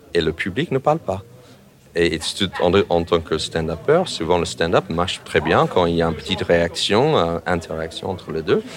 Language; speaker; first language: French; non-native, fluent; English